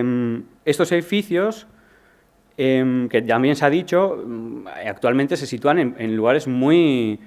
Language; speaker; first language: Spanish; native; Spanish